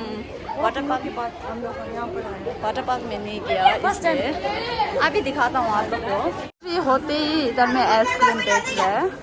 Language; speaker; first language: Hindi; non-native, fluent; Tibetan